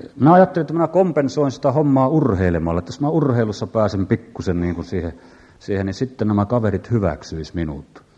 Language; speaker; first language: Finnish; native; Finnish